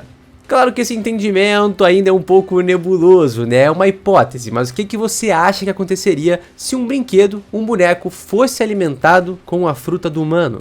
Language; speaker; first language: Portuguese; native; Portuguese